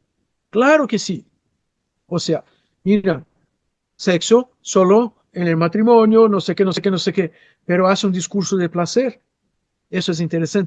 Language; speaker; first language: Spanish; non-native, fluent; Portuguese